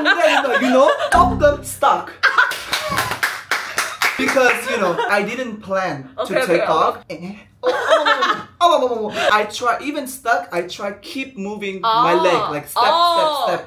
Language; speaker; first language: English; non-native, fluent; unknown